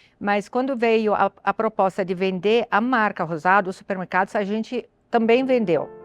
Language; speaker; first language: Portuguese; non-native, fluent; Arabic